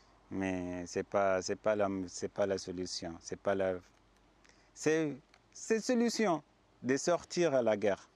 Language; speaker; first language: French; non-native, learner; Arabic